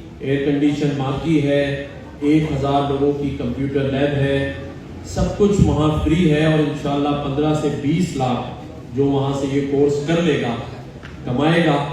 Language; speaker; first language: Urdu; native; Urdu